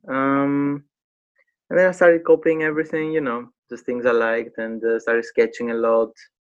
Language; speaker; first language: English; non-native, fluent; Greek